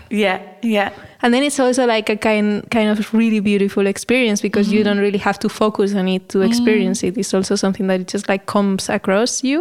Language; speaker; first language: English; non-native, fluent; Spanish